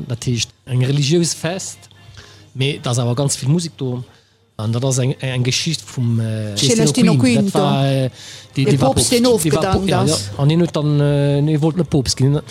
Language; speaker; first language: Luxembourgish; early bilingual, other home language; Italian